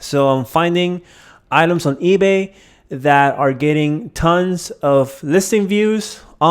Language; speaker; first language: English; native; English